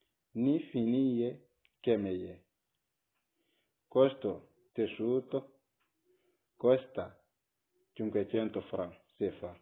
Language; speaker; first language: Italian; non-native, learner; Bambara